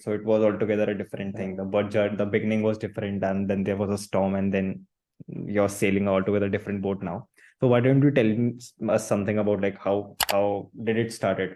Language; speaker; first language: English; non-native, local second language; Hindi